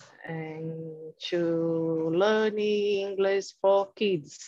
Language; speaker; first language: English; non-native, learner; Portuguese